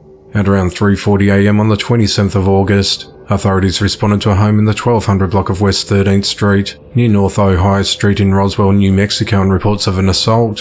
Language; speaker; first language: English; native; English